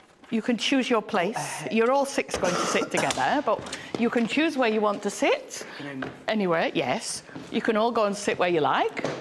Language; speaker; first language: English; native; English